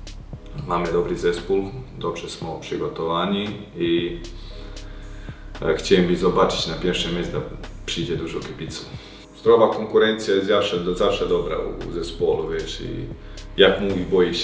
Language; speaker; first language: Polish; non-native, learner; Croatian